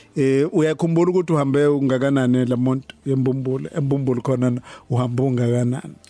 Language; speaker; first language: Zulu; native; Zulu